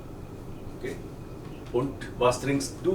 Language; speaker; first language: German; non-native, fluent; Marathi